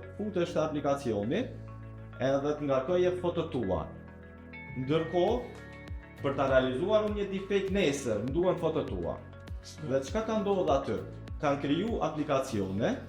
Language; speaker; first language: Albanian; native; Albanian